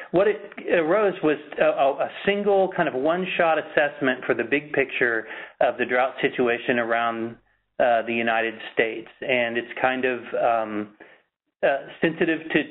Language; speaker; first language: English; native; English